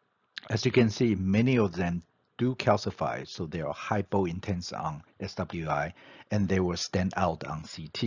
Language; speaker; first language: English; non-native, fluent; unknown